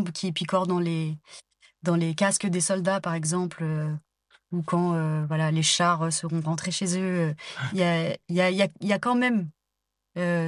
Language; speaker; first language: French; native; French